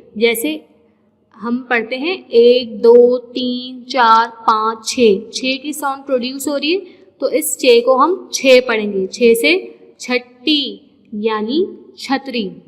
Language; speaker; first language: Urdu; non-native, local second language; Sindhi